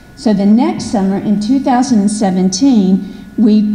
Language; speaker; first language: English; native; English